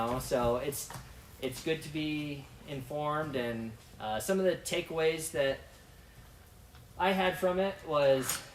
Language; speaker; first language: English; native; English